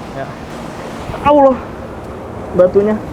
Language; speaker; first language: Indonesian; native; Indonesian